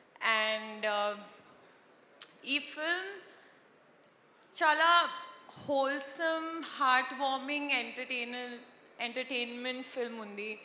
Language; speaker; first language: Telugu; non-native, learner; Hindi